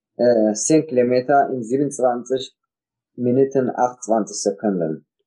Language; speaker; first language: German; non-native, learner; Tigrinya